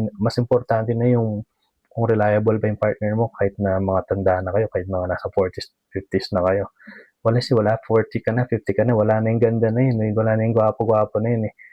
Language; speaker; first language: Filipino; native; Filipino